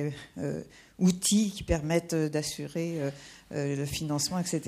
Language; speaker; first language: French; native; French